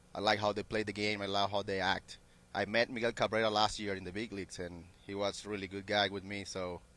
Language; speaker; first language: English; non-native, learner; Spanish